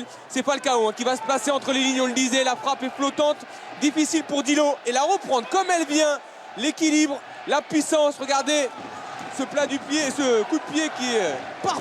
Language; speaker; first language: French; native; French